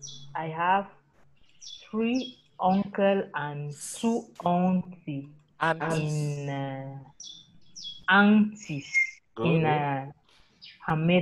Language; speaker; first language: English; non-native, learner; French